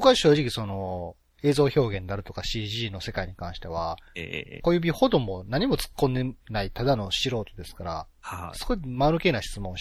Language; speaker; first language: Japanese; native; Japanese